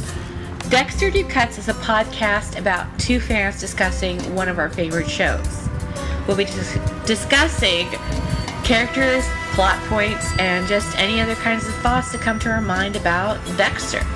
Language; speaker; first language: English; native; English